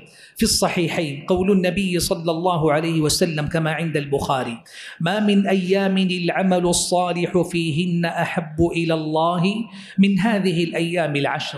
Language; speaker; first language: Arabic; native; Arabic